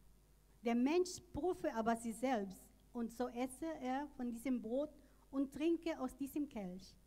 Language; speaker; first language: German; non-native, learner; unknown